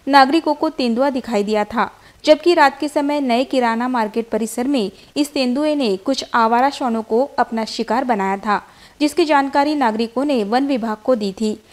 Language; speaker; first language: Hindi; non-native, local second language; Marathi